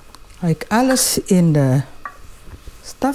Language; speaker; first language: Dutch; non-native, fluent; Indonesian